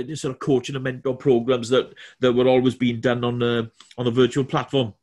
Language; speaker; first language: English; native; English